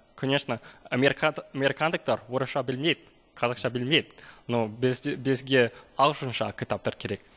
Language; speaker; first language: Kazakh; non-native, learner; English